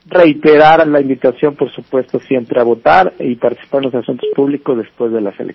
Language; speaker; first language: Spanish; native; Spanish